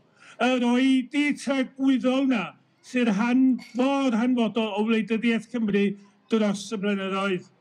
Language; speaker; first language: Welsh; native; Welsh